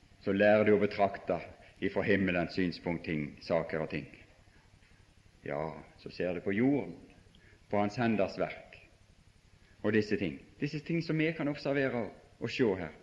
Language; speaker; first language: Norwegian; native; Norwegian